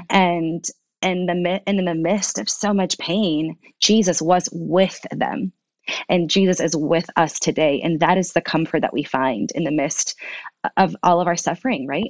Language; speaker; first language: English; early bilingual, other home language; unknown